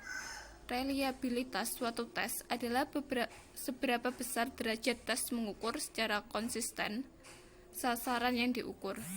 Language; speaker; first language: Indonesian; native; Indonesian